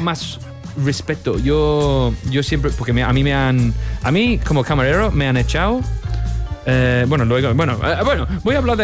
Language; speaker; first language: Spanish; non-native, fluent; English